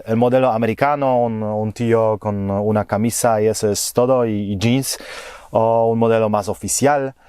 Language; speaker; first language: Spanish; non-native, fluent; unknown